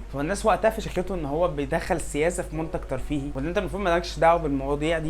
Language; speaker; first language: Arabic; native; Arabic